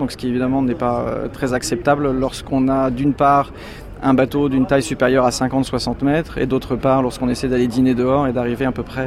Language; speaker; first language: French; native; French